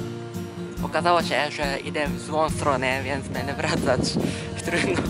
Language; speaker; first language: Polish; non-native, fluent; Japanese